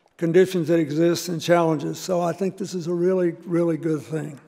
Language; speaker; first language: English; native; English